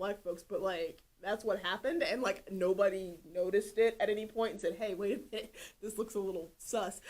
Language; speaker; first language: English; native; English